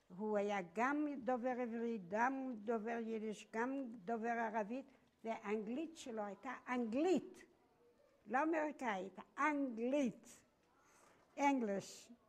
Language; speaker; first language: Hebrew; native; Hebrew